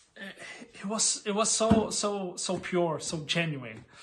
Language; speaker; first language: English; non-native, fluent; Portuguese